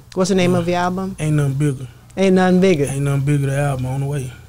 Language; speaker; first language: English; native; English